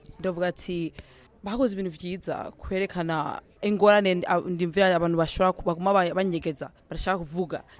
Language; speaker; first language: Rundi; early bilingual, heritage; Rundi